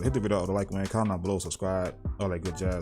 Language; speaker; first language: English; native; English